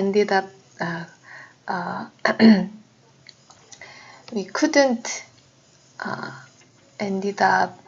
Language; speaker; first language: English; non-native, learner; Korean